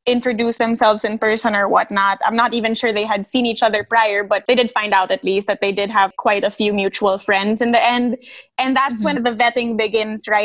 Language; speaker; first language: English; non-native, local second language; Filipino